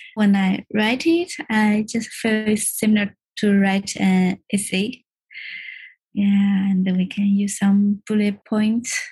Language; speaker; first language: English; non-native, learner; Chinese